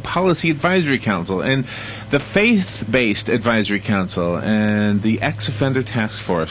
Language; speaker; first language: English; native; English